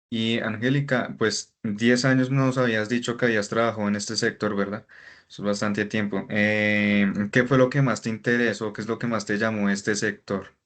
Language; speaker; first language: Spanish; native; Spanish